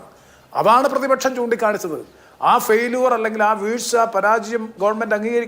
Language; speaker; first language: Malayalam; native; Malayalam